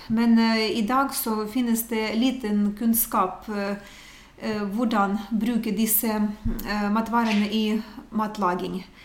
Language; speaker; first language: Norwegian; non-native, fluent; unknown